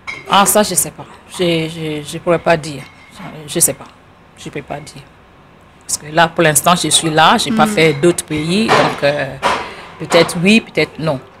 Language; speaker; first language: French; non-native, fluent; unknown